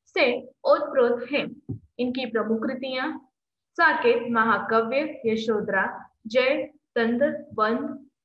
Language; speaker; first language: Hindi; non-native, local second language; Marathi